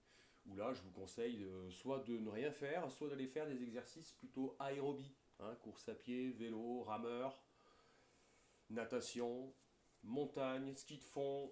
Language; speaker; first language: French; native; French